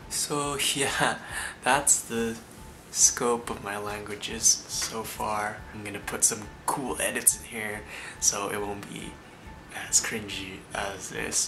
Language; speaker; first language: English; early bilingual, other home language; Indonesian